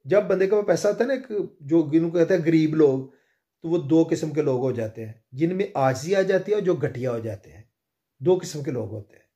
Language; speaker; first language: Urdu; non-native, local second language; Punjabi